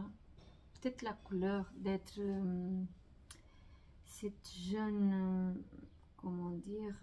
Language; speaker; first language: French; non-native, fluent; Portuguese